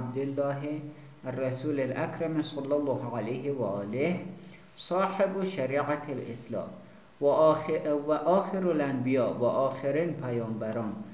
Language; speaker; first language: Persian; native; Persian